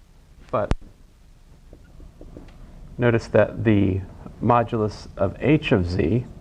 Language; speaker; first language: English; native; English